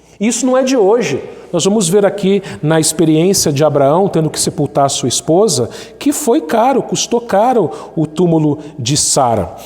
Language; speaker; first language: Portuguese; native; Portuguese